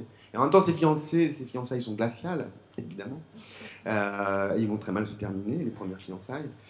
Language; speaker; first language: French; native; French